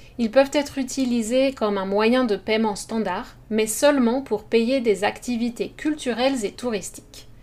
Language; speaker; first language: French; native; French